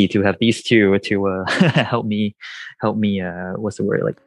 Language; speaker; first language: English; non-native, local second language; Cantonese